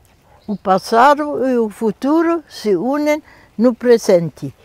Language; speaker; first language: Portuguese; non-native, fluent; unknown